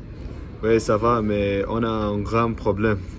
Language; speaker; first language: French; non-native, learner; English